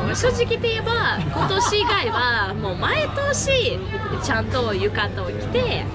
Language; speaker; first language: Japanese; non-native, fluent; Russian